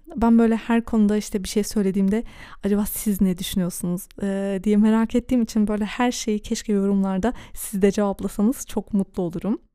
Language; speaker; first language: Turkish; early bilingual, heritage; Turkish